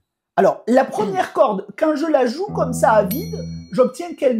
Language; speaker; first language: French; native; French